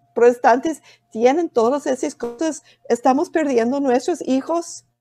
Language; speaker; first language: Spanish; non-native, fluent; English